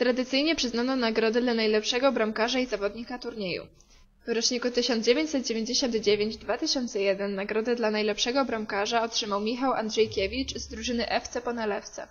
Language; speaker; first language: Polish; native; Polish